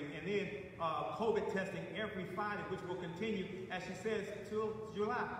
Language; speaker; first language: English; native; English